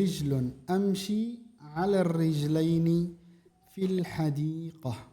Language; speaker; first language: Arabic; non-native, fluent; Indonesian